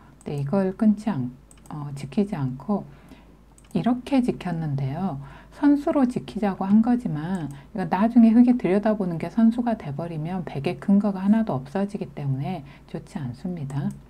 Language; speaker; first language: Korean; native; Korean